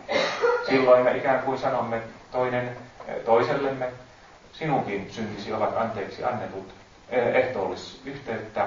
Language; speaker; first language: Finnish; native; Finnish